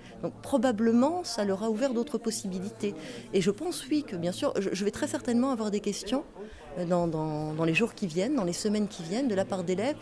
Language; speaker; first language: French; native; French